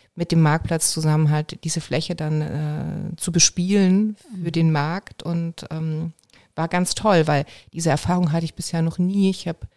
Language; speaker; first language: German; native; German